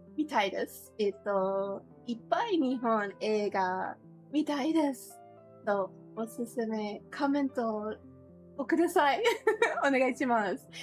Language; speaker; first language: Japanese; non-native, learner; English